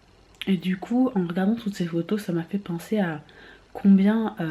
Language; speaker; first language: French; native; French